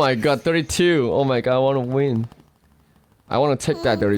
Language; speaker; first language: English; non-native, fluent; Chinese